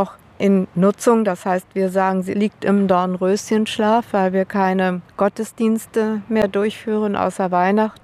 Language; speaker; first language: German; native; German